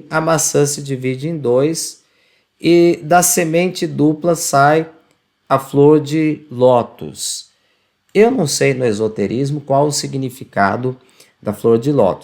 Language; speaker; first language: Portuguese; native; Portuguese